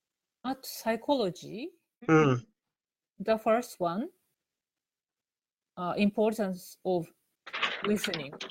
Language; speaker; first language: English; non-native, learner; Japanese